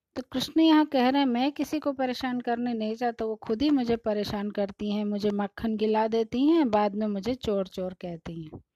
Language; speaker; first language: Hindi; non-native, local second language; Kannada